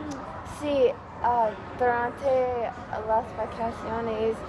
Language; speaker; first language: Spanish; non-native, learner; English